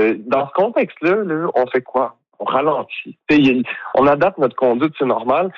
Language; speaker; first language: French; native; French